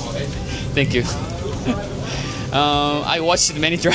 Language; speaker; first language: English; non-native, learner; Korean